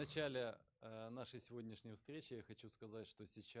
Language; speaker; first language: Russian; native; Russian